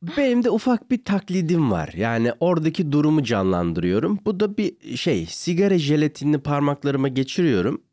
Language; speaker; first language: Turkish; native; Turkish